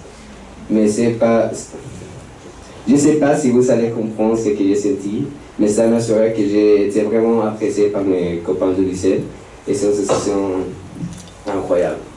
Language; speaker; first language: French; non-native, fluent; Spanish